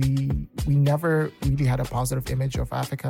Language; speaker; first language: English; non-native, local second language; Shona